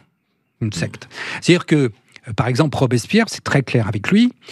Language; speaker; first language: French; native; French